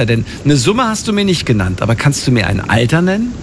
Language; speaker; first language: German; native; German